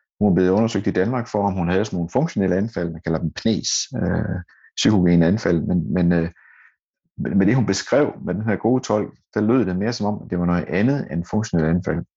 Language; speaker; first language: Danish; native; Danish